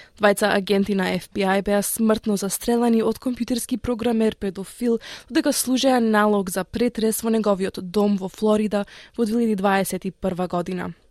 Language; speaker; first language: Macedonian; native; Macedonian